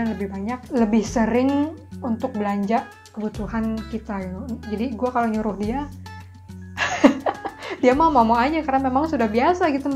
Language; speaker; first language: Indonesian; native; Indonesian